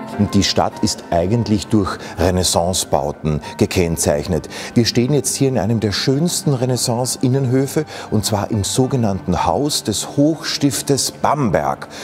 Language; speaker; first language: German; native; German